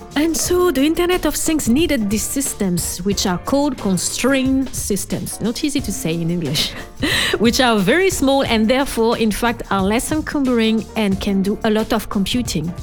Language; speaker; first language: English; non-native, fluent; French